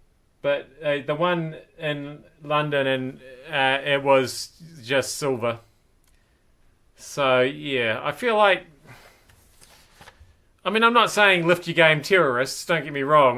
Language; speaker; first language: English; native; English